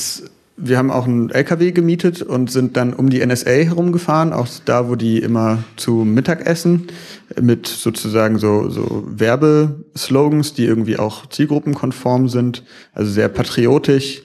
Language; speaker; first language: German; native; German